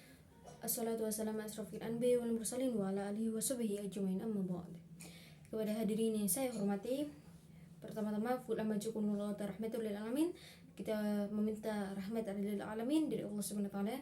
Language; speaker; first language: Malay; non-native, local second language; Madurese